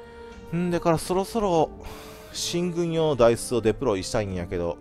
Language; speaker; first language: Japanese; native; Japanese